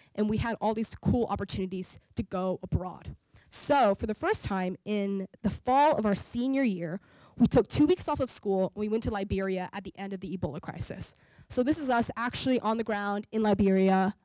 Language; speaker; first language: English; native; English